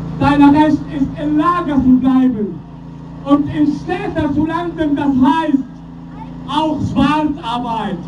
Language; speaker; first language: German; non-native, learner; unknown